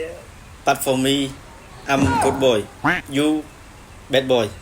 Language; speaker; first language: English; non-native, learner; Khmer